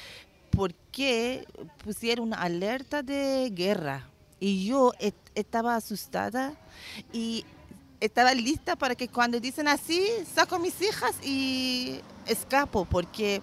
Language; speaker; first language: Spanish; non-native, learner; Persian